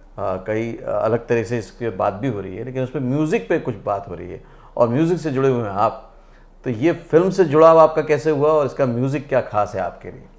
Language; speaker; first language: Hindi; native; Hindi